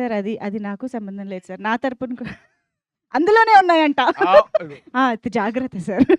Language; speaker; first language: Telugu; native; Telugu